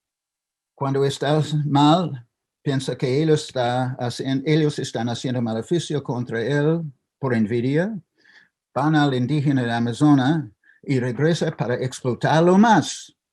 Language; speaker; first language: Spanish; non-native, fluent; English